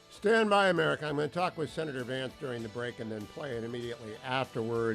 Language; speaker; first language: English; native; English